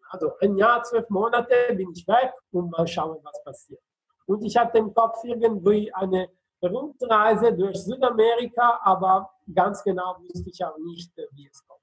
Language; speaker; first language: German; non-native, fluent; Italian